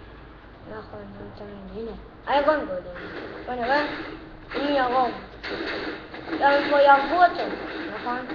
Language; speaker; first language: Hebrew; early bilingual, other home language; Russian